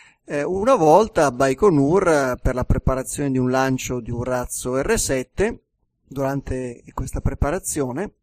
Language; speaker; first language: Italian; native; Italian